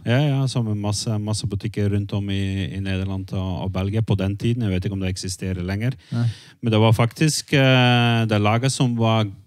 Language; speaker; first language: Norwegian; non-native, fluent; Dutch